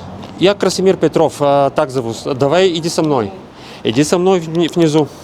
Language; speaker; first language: Russian; non-native, learner; Bulgarian